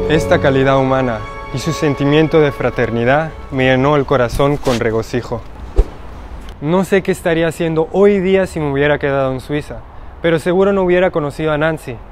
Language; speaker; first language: Spanish; non-native, fluent; Swiss German